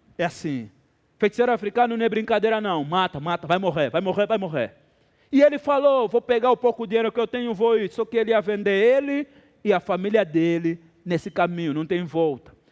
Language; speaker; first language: Portuguese; native; Portuguese